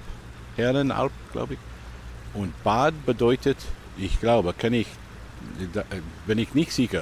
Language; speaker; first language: German; non-native, learner; English